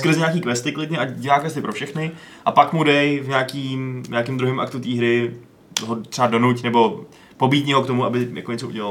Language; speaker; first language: Czech; native; Czech